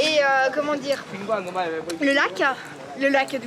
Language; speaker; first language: French; native; French